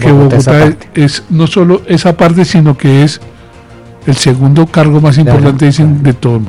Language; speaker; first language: Spanish; native; Spanish